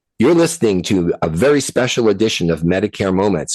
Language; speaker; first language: English; native; English